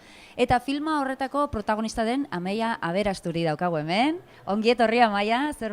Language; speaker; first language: Basque; native; Basque